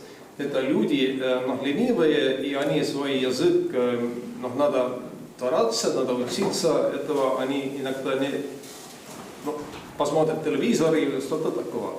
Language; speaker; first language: Russian; non-native, fluent; Estonian